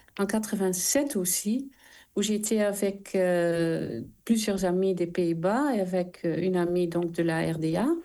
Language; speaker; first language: French; non-native, fluent; Dutch